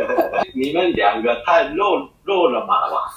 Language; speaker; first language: Chinese; non-native, fluent; Japanese